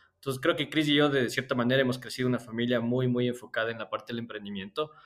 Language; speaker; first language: Spanish; native; Spanish